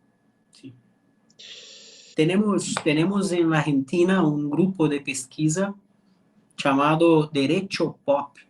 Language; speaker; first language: Spanish; non-native, learner; Portuguese